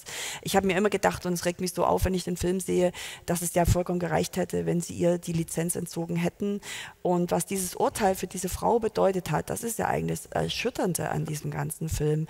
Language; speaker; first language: German; native; German